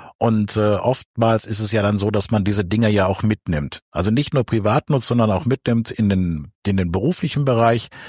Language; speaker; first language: German; native; German